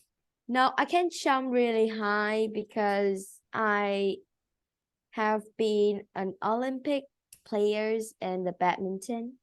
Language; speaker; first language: English; non-native, learner; Vietnamese